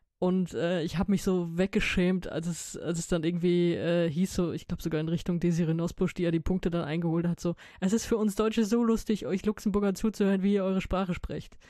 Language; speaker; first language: German; native; German